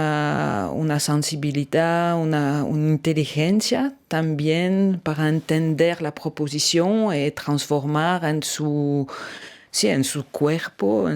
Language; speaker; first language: Spanish; non-native, learner; French